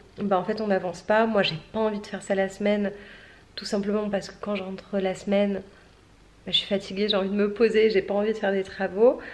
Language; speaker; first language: French; native; French